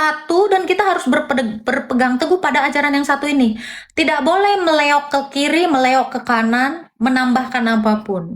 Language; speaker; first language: Indonesian; native; Indonesian